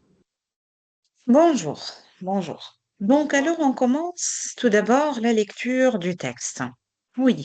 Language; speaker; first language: French; non-native, local second language; Arabic